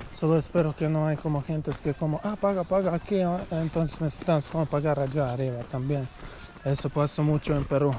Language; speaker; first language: Spanish; non-native, learner; Croatian